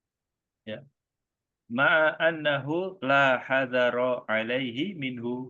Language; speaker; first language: Arabic; non-native, learner; Indonesian